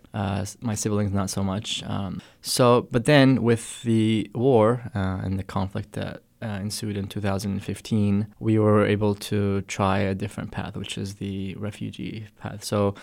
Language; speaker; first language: English; early bilingual, other home language; Arabic